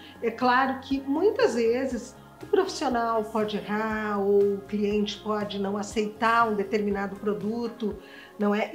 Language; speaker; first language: Portuguese; native; Portuguese